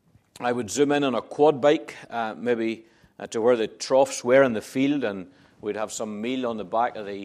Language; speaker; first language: English; native; English